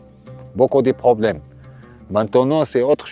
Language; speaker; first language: French; non-native, learner; Arabic